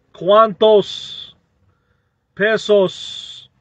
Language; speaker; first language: Spanish; non-native, learner; English